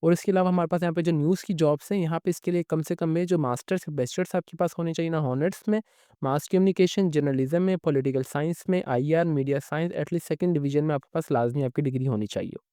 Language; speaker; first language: Hindi; non-native, local second language; Punjabi